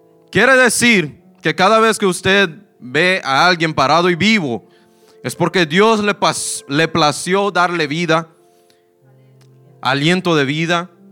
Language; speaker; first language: Spanish; early bilingual, heritage; Spanish